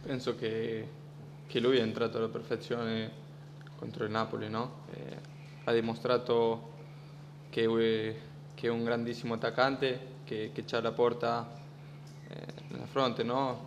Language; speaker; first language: Italian; non-native, fluent; Spanish